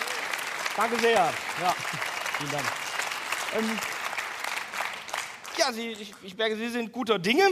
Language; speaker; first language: German; native; German